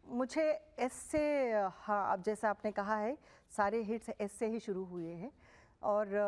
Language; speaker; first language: Hindi; non-native, local second language; Telugu